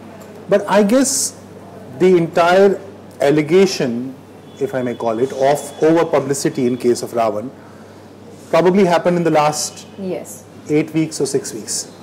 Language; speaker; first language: English; non-native, local second language; Hindi